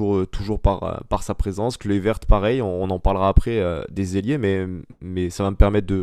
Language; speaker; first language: French; native; French